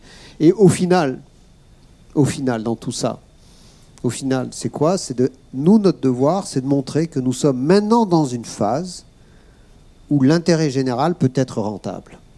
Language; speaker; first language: French; native; French